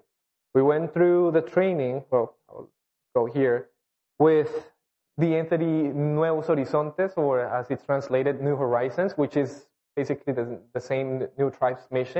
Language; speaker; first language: English; non-native, fluent; Spanish